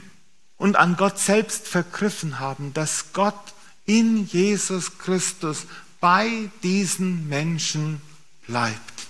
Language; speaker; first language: German; native; German